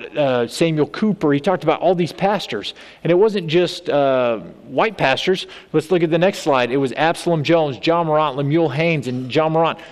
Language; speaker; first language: English; native; English